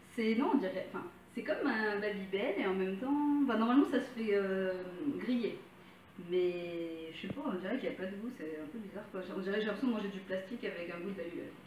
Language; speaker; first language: French; native; French